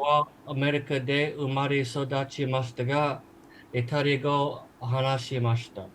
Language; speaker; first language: Japanese; non-native, learner; English